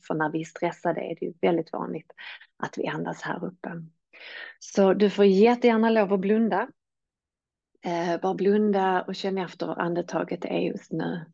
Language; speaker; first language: Swedish; native; Swedish